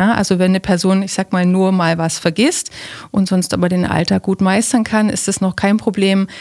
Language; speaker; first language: German; native; German